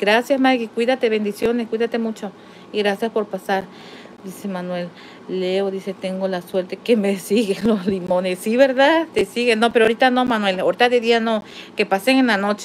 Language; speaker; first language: Spanish; native; Spanish